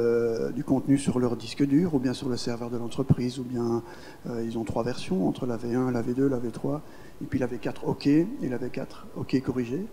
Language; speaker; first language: French; native; French